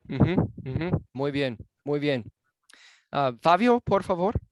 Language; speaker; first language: Spanish; non-native, fluent; English